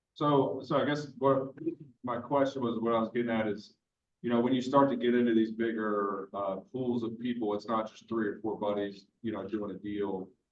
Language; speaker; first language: English; native; English